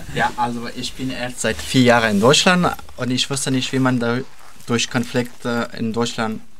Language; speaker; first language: German; non-native, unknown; Persian